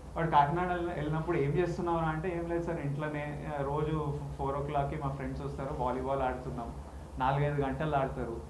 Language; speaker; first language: Telugu; native; Telugu